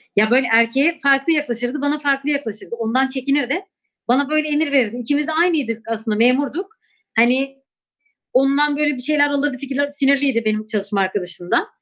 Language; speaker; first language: Turkish; non-native, local second language; Kurdish